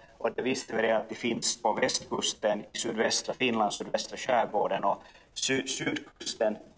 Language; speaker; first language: Swedish; native; Swedish